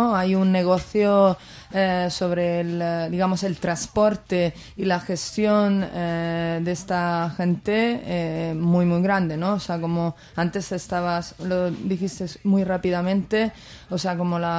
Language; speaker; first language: Spanish; native; Spanish